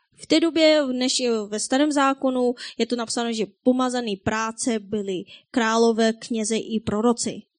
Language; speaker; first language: Czech; non-native, fluent; Korean